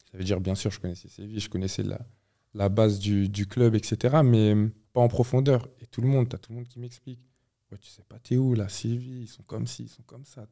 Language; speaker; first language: French; native; French